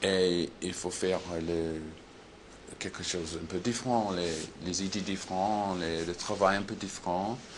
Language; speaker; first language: French; non-native, learner; English